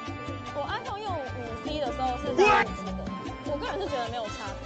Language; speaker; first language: Chinese; native; Chinese